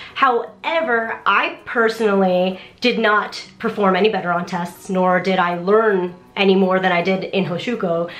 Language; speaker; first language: English; native; English